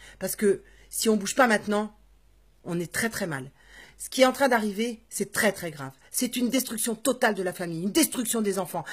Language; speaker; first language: French; native; French